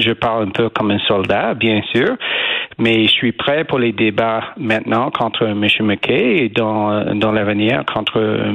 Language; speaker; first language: French; non-native, learner; English